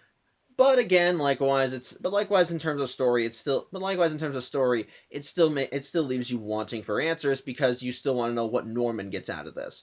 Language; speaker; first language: English; native; English